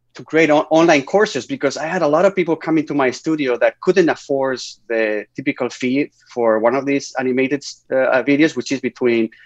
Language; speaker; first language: English; non-native, fluent; Spanish